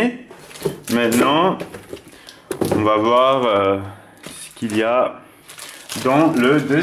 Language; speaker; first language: French; non-native, fluent; German